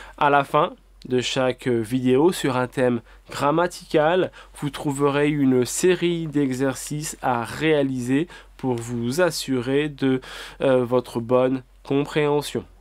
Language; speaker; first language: French; native; French